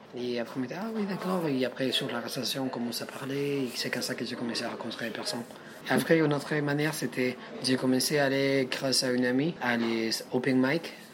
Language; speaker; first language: French; non-native, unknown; Spanish